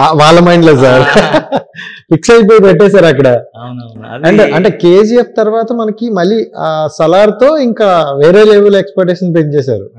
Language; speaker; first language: Telugu; native; Telugu